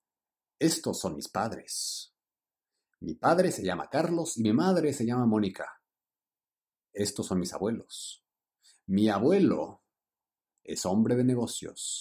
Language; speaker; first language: Spanish; early bilingual, heritage; Spanish